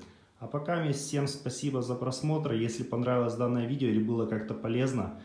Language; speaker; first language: Russian; native; Russian